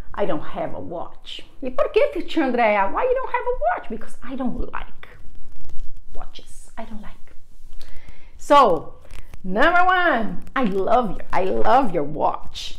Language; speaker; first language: English; non-native, fluent; Portuguese